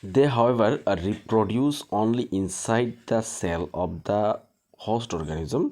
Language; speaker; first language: English; non-native, local second language; Bangla